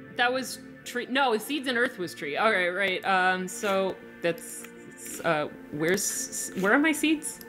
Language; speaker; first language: English; native; English